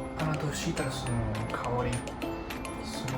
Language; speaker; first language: Japanese; non-native, fluent; Italian